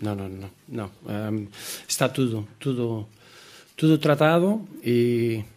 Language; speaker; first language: Portuguese; non-native, fluent; Spanish